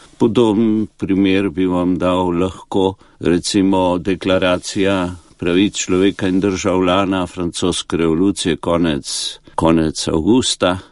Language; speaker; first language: Slovenian; early bilingual, heritage; Slovenian